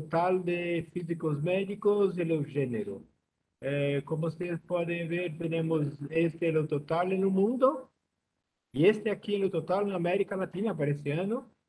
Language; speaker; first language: Spanish; non-native, learner; Portuguese